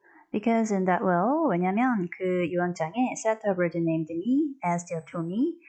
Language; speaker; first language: English; non-native, fluent; Korean